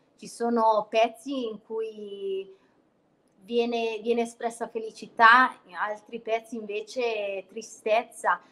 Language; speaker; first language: Italian; native; Italian